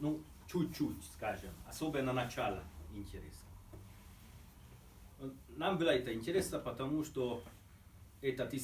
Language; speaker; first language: Russian; non-native, fluent; Hungarian